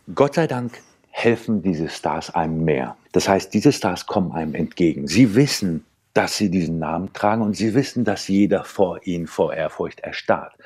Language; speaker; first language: German; early bilingual, other home language; Turkish